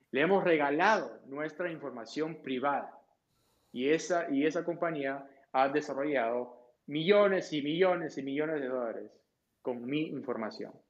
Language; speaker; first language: Spanish; early bilingual, heritage; Spanish